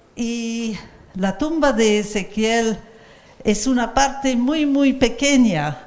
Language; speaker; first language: Spanish; non-native, fluent; English